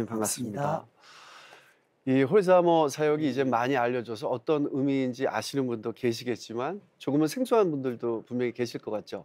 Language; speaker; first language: Korean; native; Korean